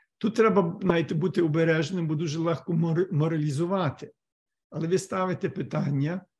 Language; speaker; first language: Ukrainian; early bilingual, heritage; Ukrainian